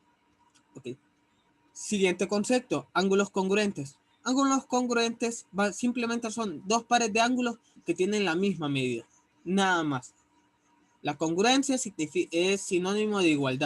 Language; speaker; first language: Spanish; native; Spanish